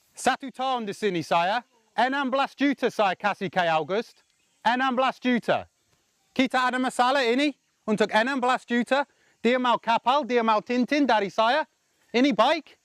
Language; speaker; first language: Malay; non-native, learner; English